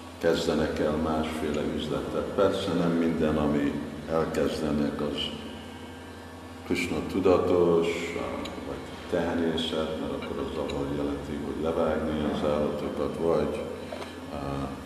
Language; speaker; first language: Hungarian; non-native, fluent; English